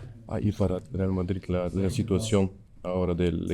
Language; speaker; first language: Spanish; non-native, learner; Bulgarian